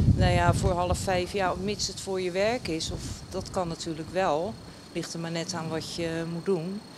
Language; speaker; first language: Dutch; native; Dutch